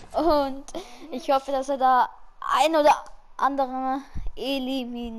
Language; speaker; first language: German; native; German